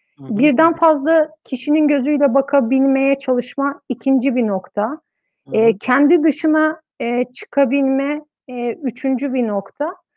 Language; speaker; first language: Turkish; native; Turkish